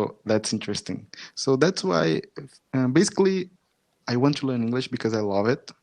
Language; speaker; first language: English; non-native, fluent; Portuguese